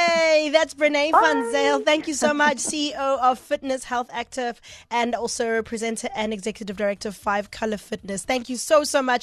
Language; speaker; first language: English; native; English